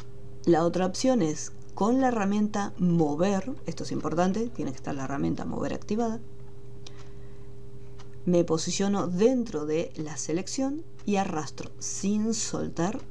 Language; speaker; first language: Spanish; native; Spanish